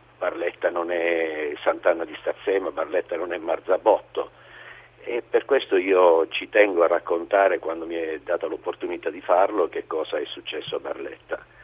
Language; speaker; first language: Italian; native; Italian